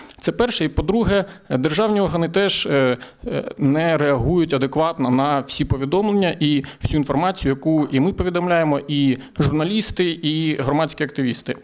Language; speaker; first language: Ukrainian; native; Ukrainian